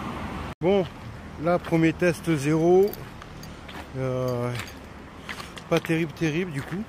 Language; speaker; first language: French; native; French